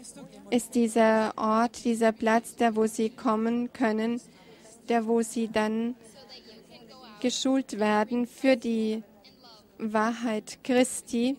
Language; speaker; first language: German; non-native, fluent; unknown